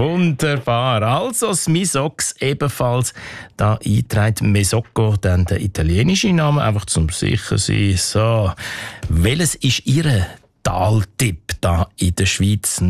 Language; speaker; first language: German; native; German